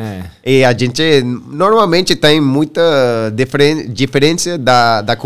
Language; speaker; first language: Portuguese; non-native, learner; English